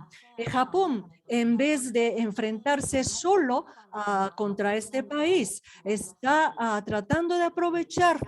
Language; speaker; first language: Spanish; non-native, fluent; Japanese